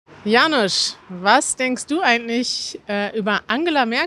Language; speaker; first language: German; native; German